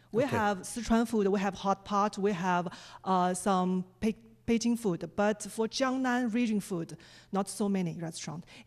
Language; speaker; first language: English; non-native, fluent; Chinese